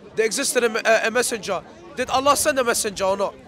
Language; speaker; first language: English; native; English